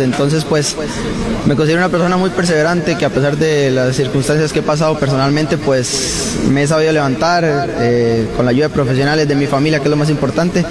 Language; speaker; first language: Spanish; native; Spanish